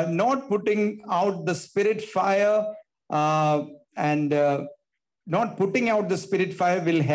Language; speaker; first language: English; non-native, local second language; Malayalam